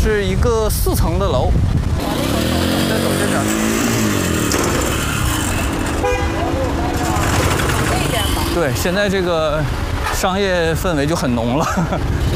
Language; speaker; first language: Chinese; native; Chinese